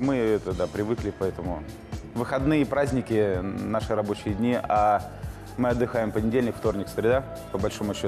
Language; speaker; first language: Russian; native; Russian